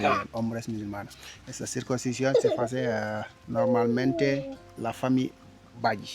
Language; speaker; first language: Spanish; non-native, learner; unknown